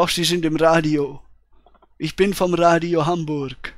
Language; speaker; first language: German; native; German